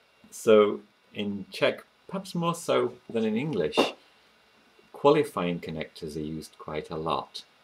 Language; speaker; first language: English; native; English